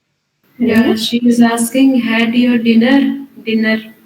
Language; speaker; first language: English; non-native, local second language; Hindi